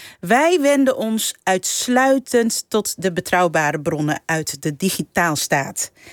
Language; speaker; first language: Dutch; non-native, local second language; Papiamento